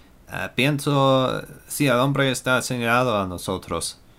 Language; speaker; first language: Spanish; non-native, learner; English